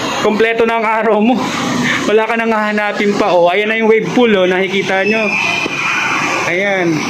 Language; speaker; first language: Filipino; native; Filipino